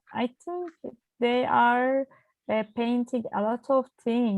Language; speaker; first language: English; non-native, learner; Turkish